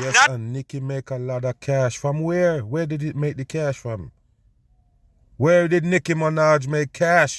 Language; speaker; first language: English; native; English